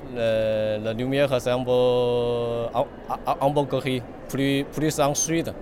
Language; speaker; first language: French; non-native, fluent; Chinese